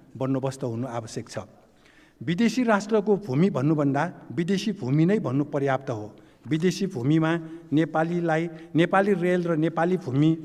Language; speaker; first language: Nepali; non-native, local second language; Newari